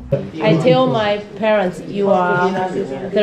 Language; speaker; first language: English; non-native, learner; Chinese